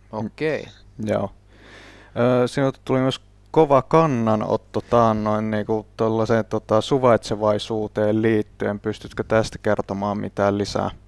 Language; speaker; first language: Finnish; native; Finnish